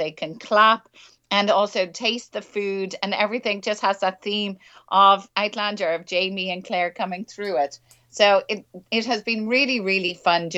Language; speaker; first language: English; native; English